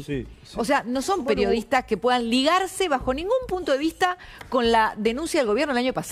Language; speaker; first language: Spanish; native; Spanish